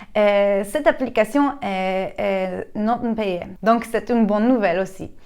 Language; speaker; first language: French; non-native, fluent; Polish